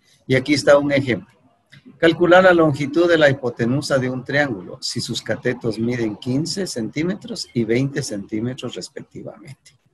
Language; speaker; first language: Spanish; native; Spanish